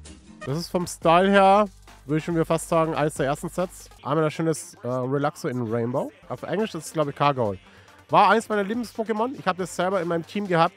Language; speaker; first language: German; native; German